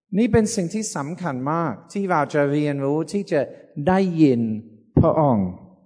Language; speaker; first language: Thai; non-native, fluent; English